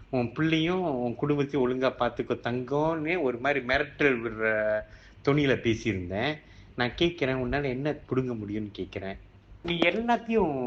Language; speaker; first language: Tamil; early bilingual, heritage; Tamil